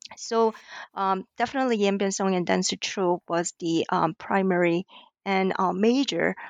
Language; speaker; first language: English; non-native, fluent; Korean